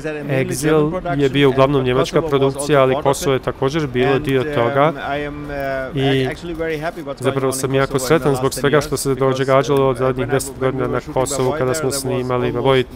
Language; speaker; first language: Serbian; early bilingual, heritage; Albanian